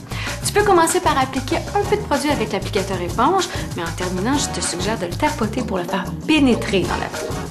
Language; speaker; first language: French; native; French